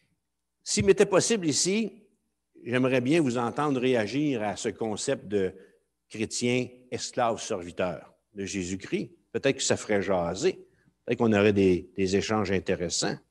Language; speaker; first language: French; native; French